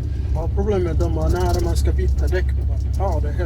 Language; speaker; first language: Swedish; non-native, fluent; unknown